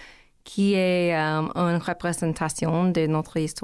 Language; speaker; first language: French; non-native, learner; English